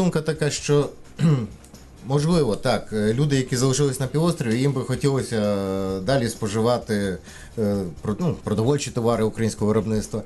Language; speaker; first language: Ukrainian; native; Ukrainian